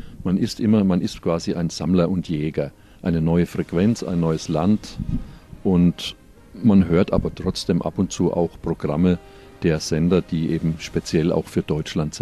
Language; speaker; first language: German; native; German